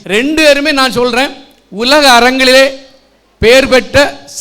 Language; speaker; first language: Tamil; native; Tamil